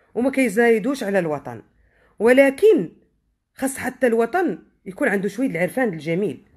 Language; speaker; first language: Arabic; native; Arabic